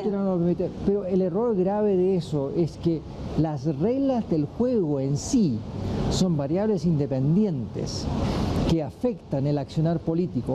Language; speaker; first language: Spanish; native; Spanish